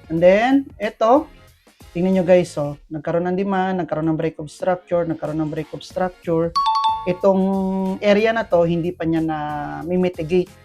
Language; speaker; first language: Filipino; native; Filipino